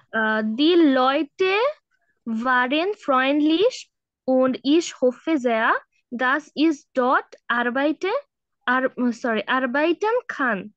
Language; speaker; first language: German; non-native, learner; Bangla